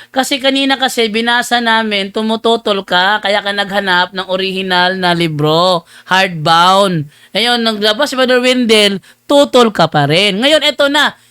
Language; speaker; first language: Filipino; native; Filipino